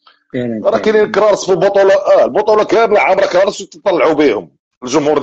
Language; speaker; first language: Arabic; native; Arabic